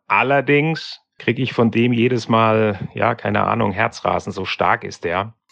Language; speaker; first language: German; native; German